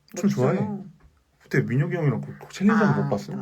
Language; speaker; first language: Korean; native; Korean